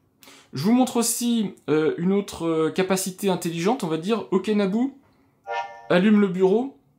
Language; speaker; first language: French; native; French